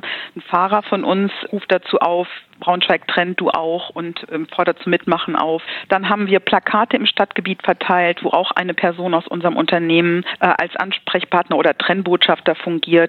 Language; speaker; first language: German; native; German